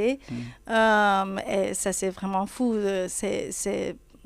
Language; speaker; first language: French; non-native, fluent; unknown